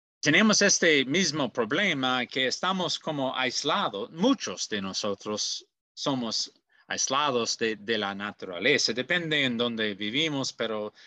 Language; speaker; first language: Spanish; non-native, learner; English